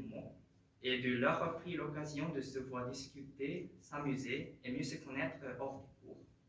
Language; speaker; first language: French; non-native, fluent; Japanese